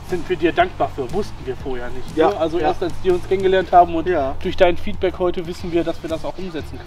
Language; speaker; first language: German; native; German